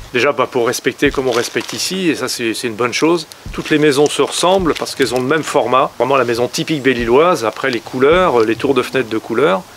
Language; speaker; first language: French; native; French